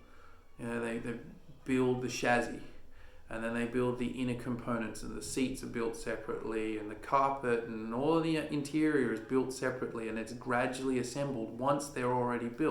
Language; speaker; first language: English; native; English